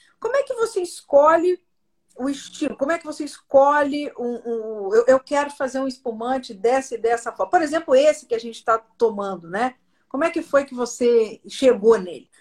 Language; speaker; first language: Portuguese; native; Portuguese